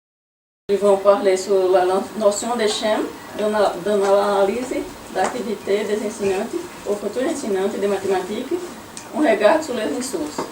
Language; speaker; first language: French; non-native, learner; Portuguese